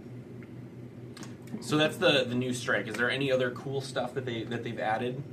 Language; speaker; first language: English; native; English